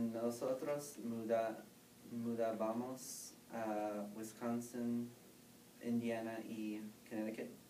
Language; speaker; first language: Spanish; non-native, learner; English